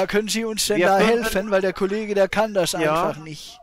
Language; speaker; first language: German; native; German